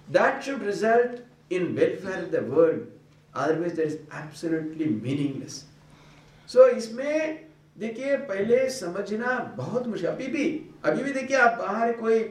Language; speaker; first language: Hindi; non-native, local second language; Bangla